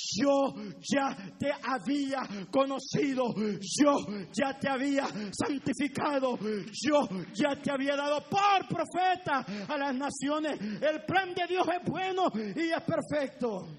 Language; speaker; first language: Spanish; native; Spanish